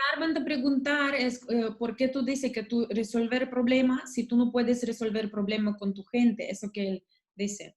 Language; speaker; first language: Spanish; non-native, learner; Russian